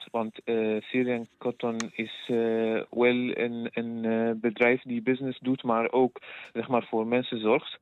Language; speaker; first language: Dutch; non-native, fluent; Arabic